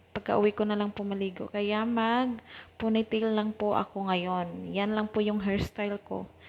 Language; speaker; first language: Filipino; non-native, local second language; Cebuano